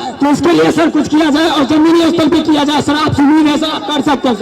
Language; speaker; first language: Hindi; native; Hindi